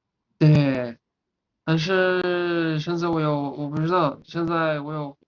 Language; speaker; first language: Chinese; non-native, learner; Arabic